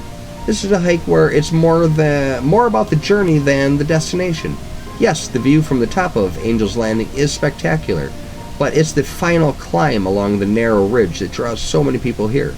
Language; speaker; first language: English; native; English